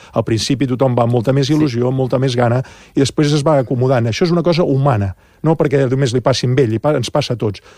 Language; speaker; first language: Catalan; native; Catalan